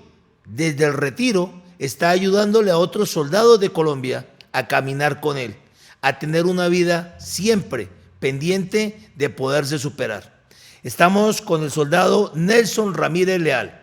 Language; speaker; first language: Spanish; native; Spanish